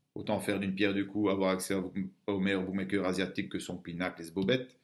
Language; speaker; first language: French; native; French